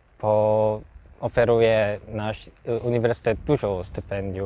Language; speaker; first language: Polish; non-native, learner; Korean